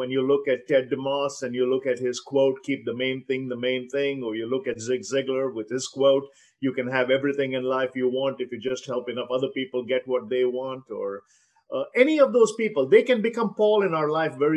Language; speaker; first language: English; non-native, local second language; Telugu